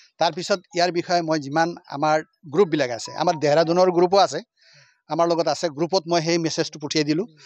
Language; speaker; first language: Assamese; non-native, local second language; Nepali